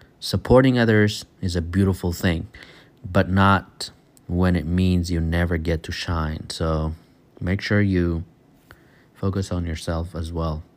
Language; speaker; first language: English; non-native, fluent; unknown